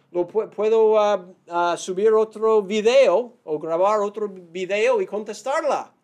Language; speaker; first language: Spanish; non-native, fluent; English